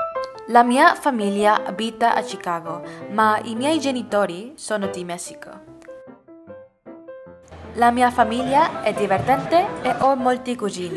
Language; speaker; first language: Italian; non-native, learner; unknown